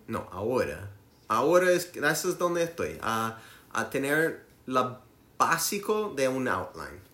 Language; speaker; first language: Spanish; non-native, learner; English